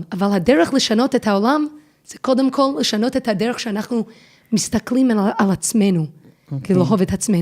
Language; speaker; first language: Hebrew; non-native, fluent; English